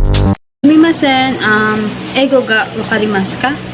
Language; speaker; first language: Japanese; non-native, learner; Filipino